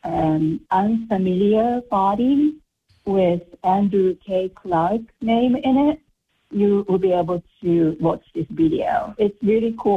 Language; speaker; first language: English; non-native, fluent; Japanese